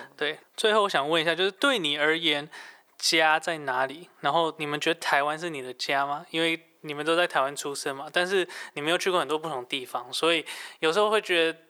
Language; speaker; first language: Chinese; native; Chinese